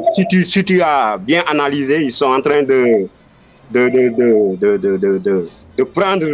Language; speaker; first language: French; non-native, local second language; Wolof